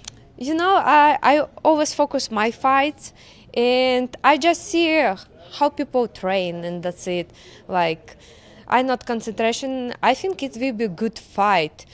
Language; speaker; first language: English; non-native, learner; Ukrainian